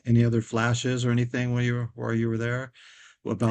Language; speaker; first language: English; native; English